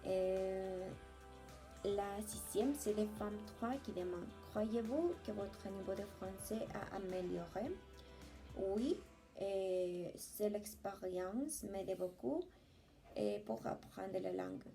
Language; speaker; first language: French; non-native, learner; Spanish